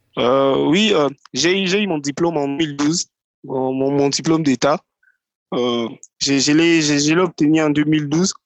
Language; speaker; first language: French; non-native, local second language; Lingala